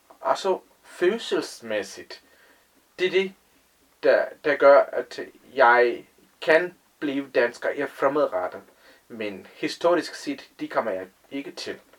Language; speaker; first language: Danish; non-native, fluent; Tamil